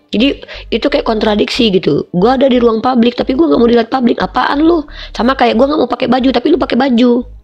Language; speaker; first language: Indonesian; native; Indonesian